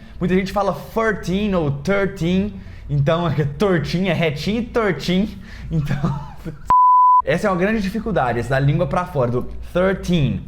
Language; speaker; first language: Portuguese; native; Portuguese